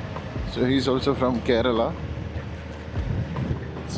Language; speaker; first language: English; non-native, local second language; Malayalam